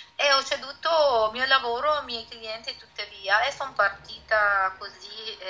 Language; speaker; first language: Italian; non-native, fluent; Persian